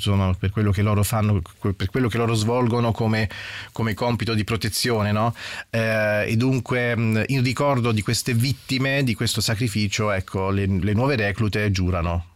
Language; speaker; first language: Italian; early bilingual, heritage; German